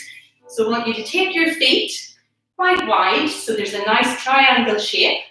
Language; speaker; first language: English; native; English